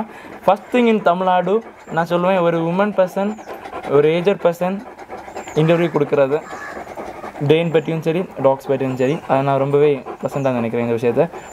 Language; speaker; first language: Tamil; native; Tamil